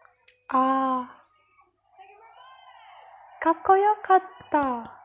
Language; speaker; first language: Japanese; non-native, learner; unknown